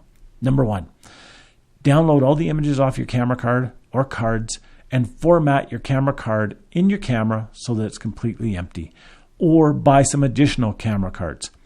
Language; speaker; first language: English; native; English